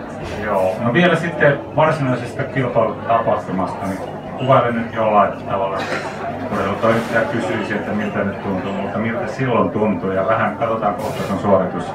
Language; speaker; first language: Finnish; native; Finnish